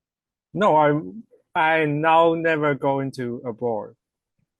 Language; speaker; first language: English; non-native, learner; Chinese